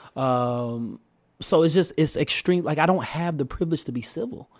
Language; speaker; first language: English; native; English